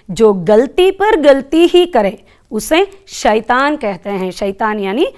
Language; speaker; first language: Hindi; non-native, local second language; Kannada